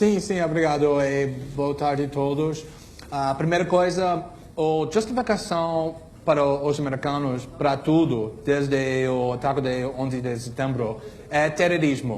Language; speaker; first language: Portuguese; non-native, fluent; English